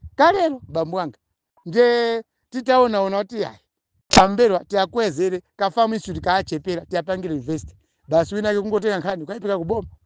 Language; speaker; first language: Nyanja; non-native, local second language; Tumbuka